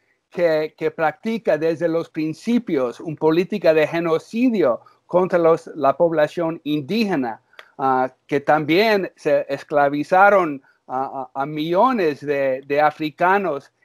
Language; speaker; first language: Spanish; early bilingual, heritage; English